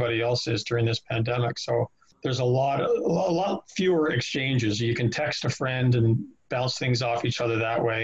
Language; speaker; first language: English; native; English